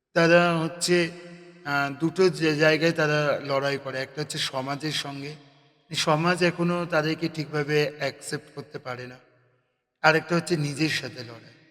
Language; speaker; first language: Bangla; native; Bangla